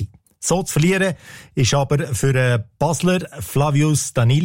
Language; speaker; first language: German; native; German